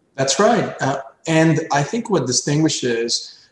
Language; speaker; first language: English; early bilingual, other home language; Spanish